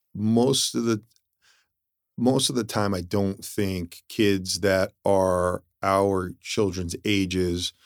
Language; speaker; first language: English; early bilingual, other home language; Italian